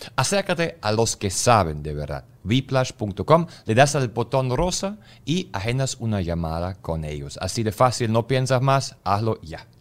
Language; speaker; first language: Spanish; non-native, fluent; German